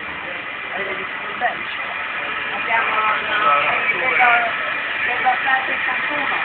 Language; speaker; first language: Italian; native; Italian